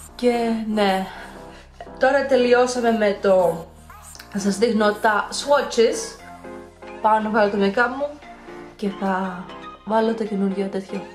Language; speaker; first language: Greek; early bilingual, heritage; Greek